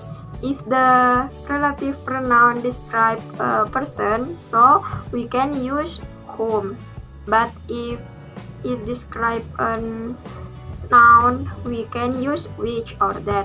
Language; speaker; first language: English; non-native, learner; Indonesian